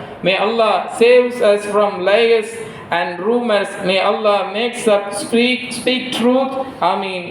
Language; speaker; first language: English; non-native, local second language; Tamil